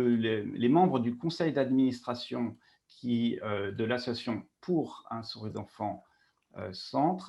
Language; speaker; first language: French; native; French